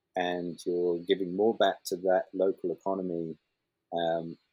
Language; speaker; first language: English; native; English